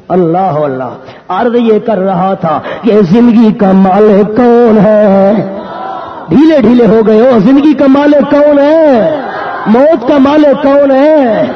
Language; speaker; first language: Urdu; non-native, local second language; Pashto